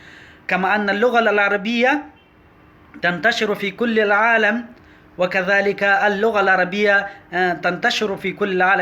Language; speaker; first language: Arabic; non-native, learner; Pashto